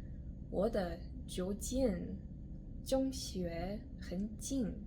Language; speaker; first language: Chinese; non-native, learner; English